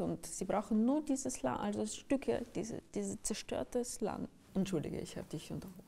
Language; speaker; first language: German; non-native, fluent; Ukrainian